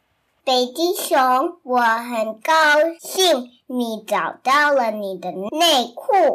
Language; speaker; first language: Chinese; early bilingual, heritage; Chinese